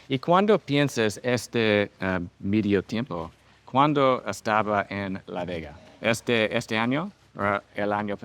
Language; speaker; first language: Spanish; non-native, learner; English